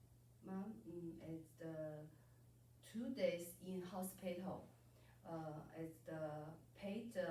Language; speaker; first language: English; non-native, learner; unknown